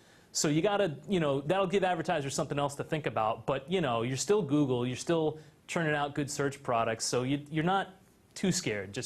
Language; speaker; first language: English; native; English